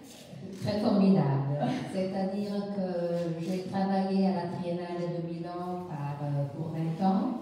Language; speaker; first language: French; non-native, fluent; Italian